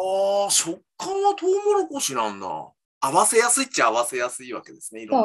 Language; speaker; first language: Japanese; native; Japanese